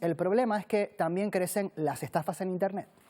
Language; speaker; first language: Spanish; native; Spanish